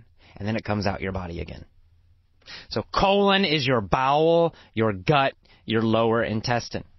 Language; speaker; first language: English; native; English